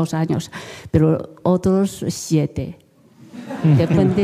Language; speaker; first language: Spanish; non-native, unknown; Chinese